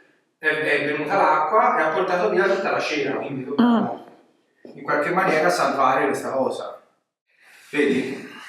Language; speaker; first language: Italian; native; Italian